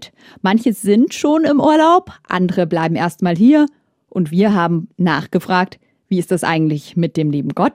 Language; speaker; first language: German; native; German